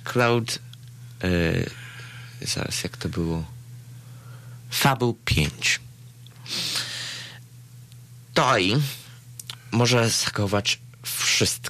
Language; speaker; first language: Polish; early bilingual, heritage; Polish